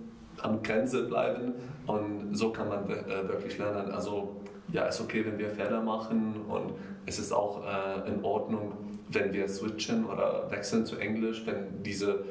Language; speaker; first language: German; non-native, fluent; Arabic